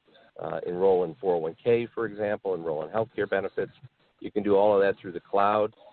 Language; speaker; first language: English; native; English